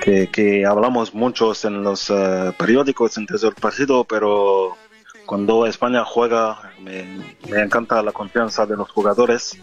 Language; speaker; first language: Spanish; non-native, fluent; French